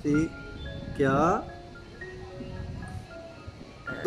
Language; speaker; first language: Italian; non-native, learner; Urdu